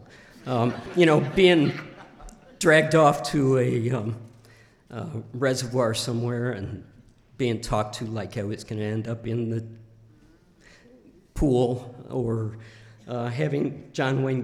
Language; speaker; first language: English; native; English